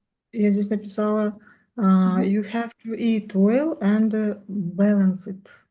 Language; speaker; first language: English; non-native, learner; Russian